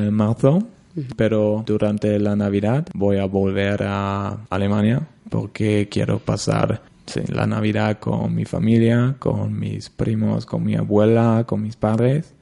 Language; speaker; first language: Spanish; non-native, learner; German